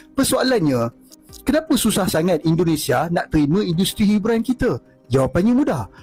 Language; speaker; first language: Malay; native; Malay